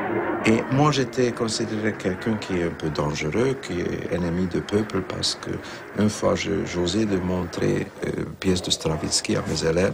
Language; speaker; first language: French; non-native, fluent; Hungarian